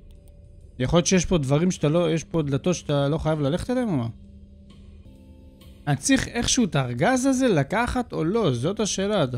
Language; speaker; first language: Hebrew; native; Hebrew